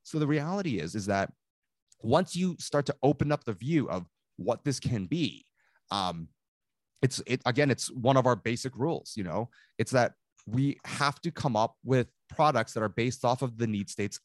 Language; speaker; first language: English; native; English